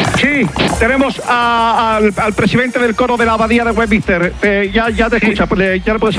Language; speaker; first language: Spanish; native; Spanish